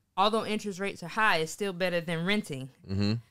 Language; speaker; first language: English; native; English